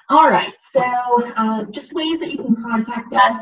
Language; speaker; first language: English; native; English